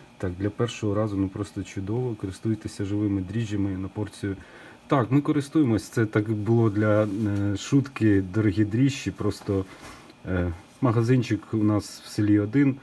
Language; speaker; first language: Ukrainian; non-native, local second language; Russian